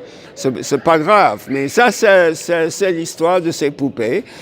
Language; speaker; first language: French; non-native, fluent; English